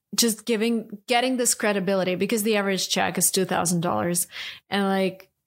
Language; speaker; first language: English; non-native, fluent; Russian